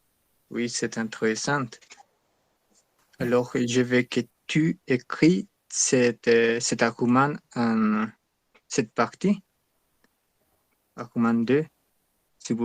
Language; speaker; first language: French; non-native, learner; Spanish